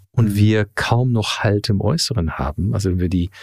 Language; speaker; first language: German; early bilingual, heritage; English